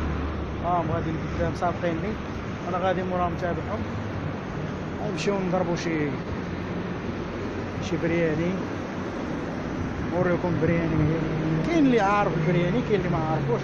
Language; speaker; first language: Arabic; native; Arabic